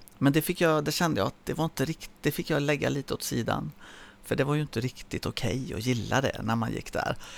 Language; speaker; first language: Swedish; early bilingual, other home language; Spanish